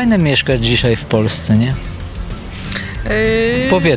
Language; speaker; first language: Polish; non-native, fluent; Bulgarian